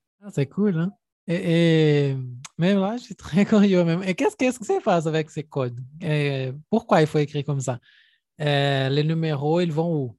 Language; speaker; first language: French; non-native, fluent; Portuguese